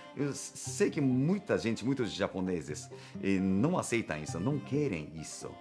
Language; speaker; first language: Portuguese; non-native, fluent; Japanese